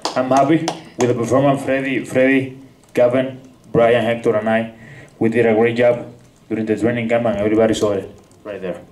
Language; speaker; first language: English; non-native, fluent; Spanish